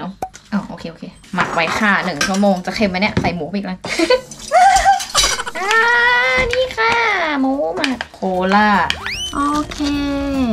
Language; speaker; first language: Thai; native; Thai